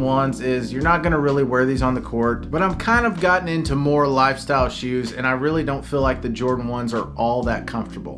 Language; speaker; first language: English; native; English